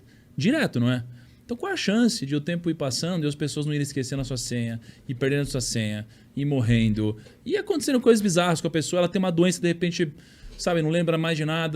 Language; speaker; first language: Portuguese; native; Portuguese